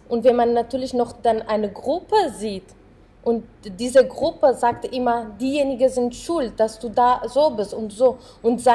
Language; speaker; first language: German; non-native, fluent; Arabic